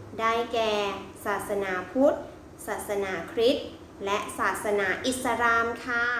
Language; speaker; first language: Thai; native; Thai